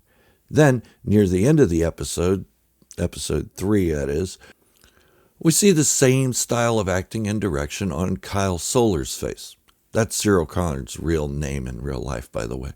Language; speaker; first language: English; native; English